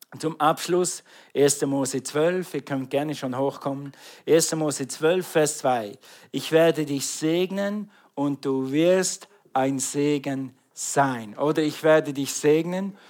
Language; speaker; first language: German; native; German